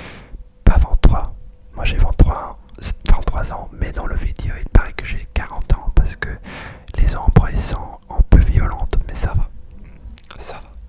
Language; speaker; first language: French; non-native, fluent; English